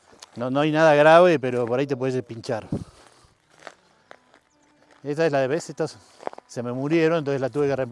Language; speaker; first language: Spanish; native; Spanish